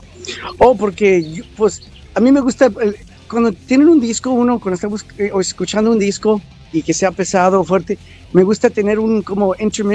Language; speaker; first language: Spanish; early bilingual, heritage; English